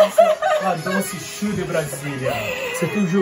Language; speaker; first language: French; non-native, learner; Portuguese